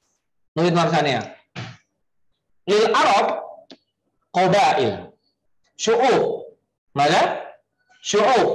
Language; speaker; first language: Arabic; non-native, fluent; Indonesian